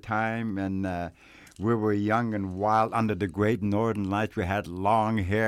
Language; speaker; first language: English; native; English